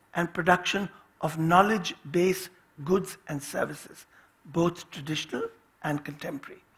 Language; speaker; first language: English; non-native, local second language; Hindi